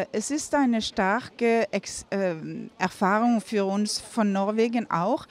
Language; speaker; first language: German; non-native, fluent; Norwegian